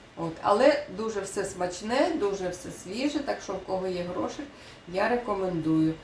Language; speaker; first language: Ukrainian; native; Ukrainian